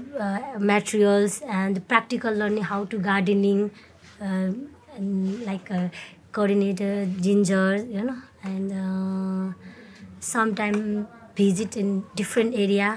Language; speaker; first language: English; non-native, learner; Nepali